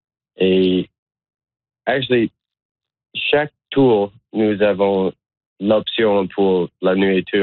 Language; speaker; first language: French; non-native, learner; English